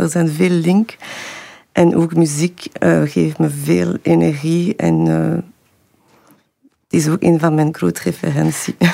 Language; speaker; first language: Dutch; non-native, local second language; French